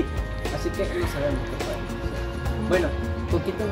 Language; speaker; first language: Spanish; native; Spanish